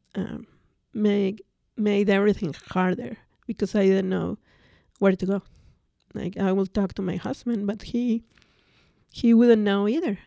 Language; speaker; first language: English; non-native, fluent; Spanish